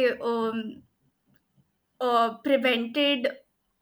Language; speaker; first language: English; non-native, local second language; Hindi